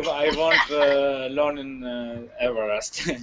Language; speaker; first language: English; non-native, learner; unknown